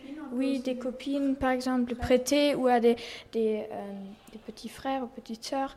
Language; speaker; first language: French; non-native, learner; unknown